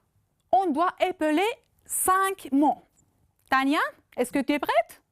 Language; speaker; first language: French; non-native, fluent; Romanian